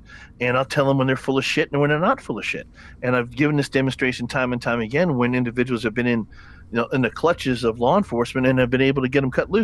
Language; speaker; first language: English; native; English